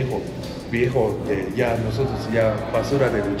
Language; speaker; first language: Spanish; non-native, learner; Japanese